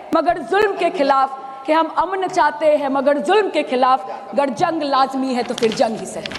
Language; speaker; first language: Hindi; non-native, local second language; Bangla